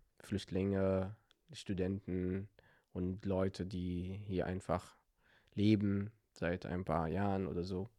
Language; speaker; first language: German; non-native, learner; Arabic